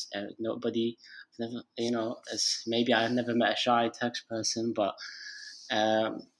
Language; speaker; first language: English; non-native, fluent; Arabic